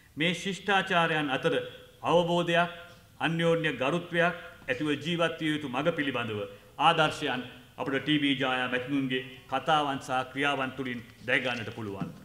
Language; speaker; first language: Sinhala; non-native, local second language; Tamil